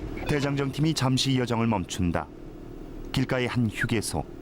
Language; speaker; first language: Korean; native; Korean